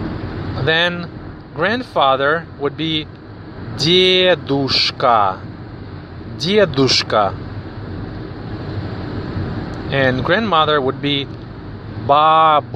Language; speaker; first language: English; non-native, fluent; Russian